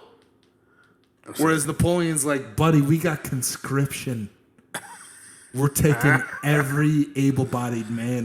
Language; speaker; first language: English; native; English